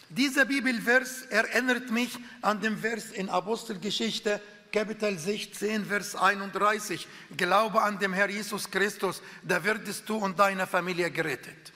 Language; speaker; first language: German; non-native, fluent; Arabic